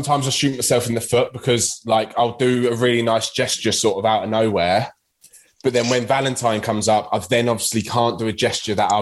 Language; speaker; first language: English; native; English